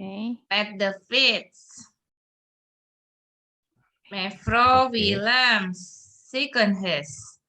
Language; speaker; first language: Dutch; non-native, learner; Indonesian